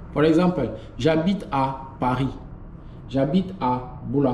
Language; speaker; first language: French; non-native, fluent; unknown